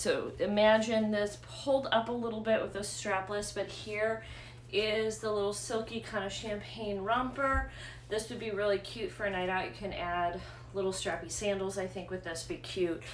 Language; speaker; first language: English; native; English